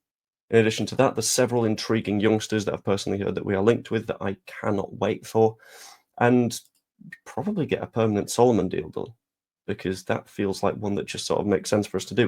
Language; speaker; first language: English; native; English